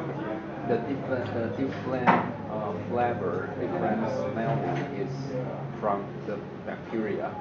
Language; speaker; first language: English; non-native, learner; Chinese